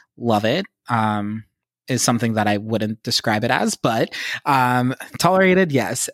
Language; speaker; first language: English; native; English